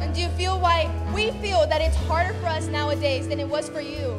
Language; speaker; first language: English; native; English